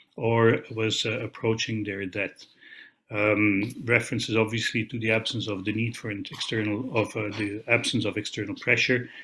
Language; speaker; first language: English; non-native, fluent; Dutch